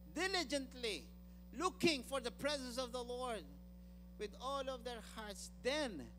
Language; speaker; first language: English; non-native, local second language; Filipino